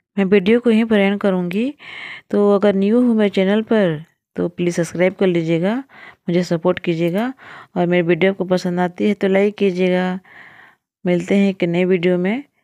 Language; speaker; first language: Hindi; native; Hindi